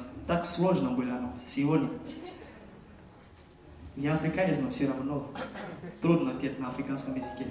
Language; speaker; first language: Russian; non-native, fluent; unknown